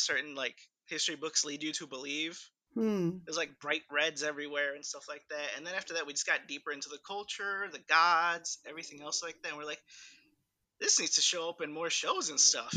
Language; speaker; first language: English; early bilingual, other home language; Spanish